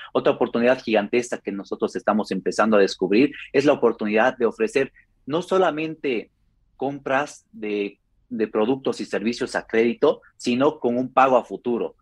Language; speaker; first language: Spanish; native; Spanish